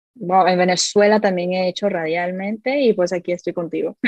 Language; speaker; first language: Spanish; native; Spanish